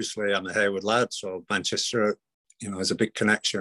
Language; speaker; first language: English; native; English